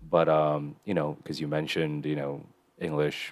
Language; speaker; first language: English; non-native, local second language; Nepali